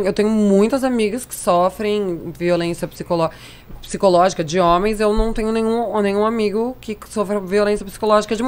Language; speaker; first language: Portuguese; native; Portuguese